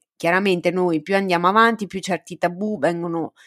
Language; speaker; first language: Italian; early bilingual, other home language; Albanian